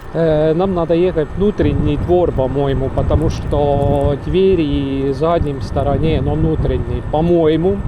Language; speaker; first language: Russian; non-native, local second language; Estonian